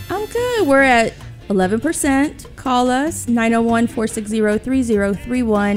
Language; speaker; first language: English; early bilingual, other home language; Spanish